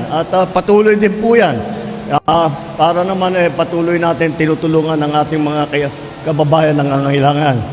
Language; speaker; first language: Filipino; native; Filipino